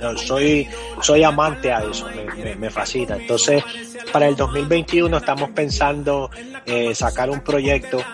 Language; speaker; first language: Spanish; early bilingual, heritage; Spanish